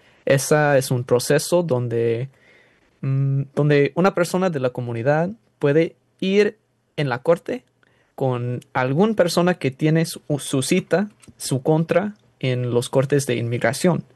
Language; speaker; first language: Spanish; non-native, learner; English